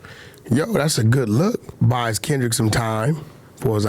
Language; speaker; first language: English; native; English